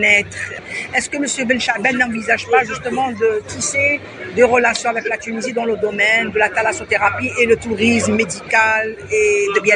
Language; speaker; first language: French; non-native, local second language; Arabic